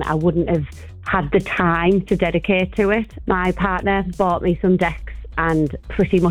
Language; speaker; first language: English; native; English